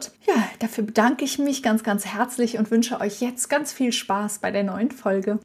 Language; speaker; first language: German; native; German